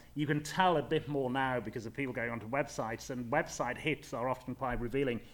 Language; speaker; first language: English; native; English